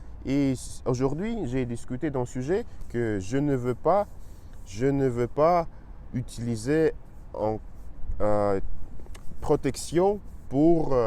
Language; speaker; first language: French; non-native, learner; Russian